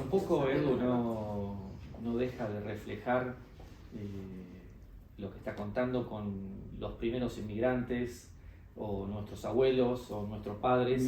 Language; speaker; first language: Spanish; native; Spanish